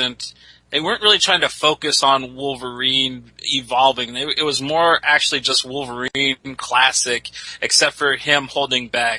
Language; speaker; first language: English; native; English